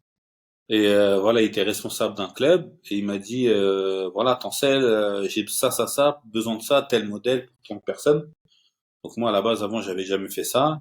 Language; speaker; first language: French; early bilingual, other home language; Turkish